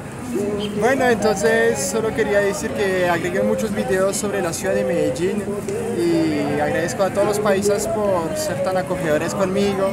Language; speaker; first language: Spanish; non-native, fluent; French